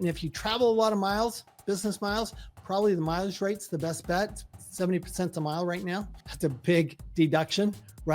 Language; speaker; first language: English; native; English